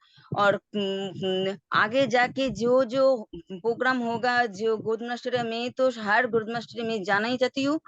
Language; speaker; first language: Hindi; non-native, local second language; Bangla